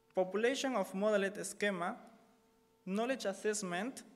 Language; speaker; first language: English; non-native, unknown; Spanish